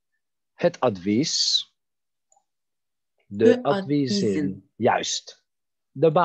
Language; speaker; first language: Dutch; non-native, fluent; Turkish